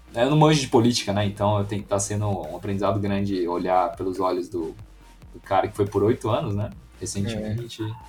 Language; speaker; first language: Portuguese; native; Portuguese